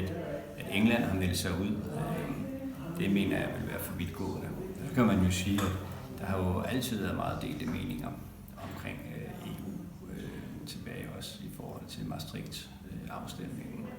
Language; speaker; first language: Danish; native; Danish